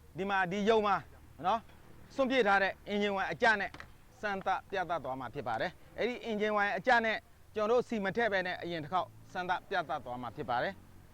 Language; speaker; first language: Burmese; native; Burmese